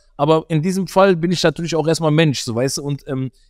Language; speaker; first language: German; native; German